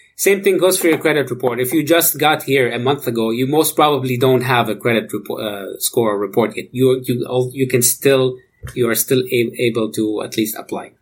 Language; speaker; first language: English; non-native, fluent; Arabic